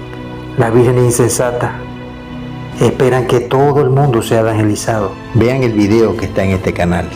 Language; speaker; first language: Spanish; native; Spanish